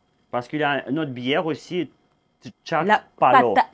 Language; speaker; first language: French; non-native, fluent; Russian